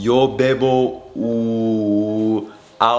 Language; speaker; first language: Spanish; non-native, learner; English